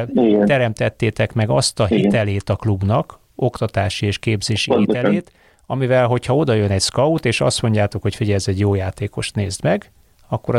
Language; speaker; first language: Hungarian; native; Hungarian